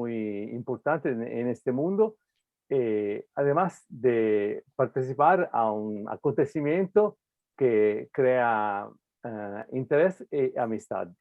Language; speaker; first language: Spanish; non-native, fluent; Italian